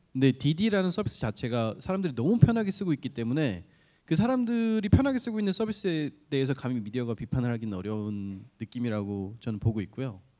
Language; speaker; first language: Korean; native; Korean